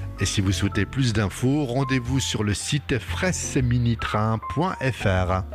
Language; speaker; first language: French; native; French